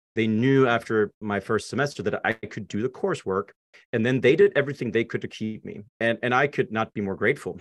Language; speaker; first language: English; non-native, fluent; German